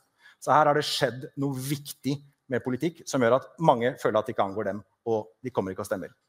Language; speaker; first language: Norwegian; native; Norwegian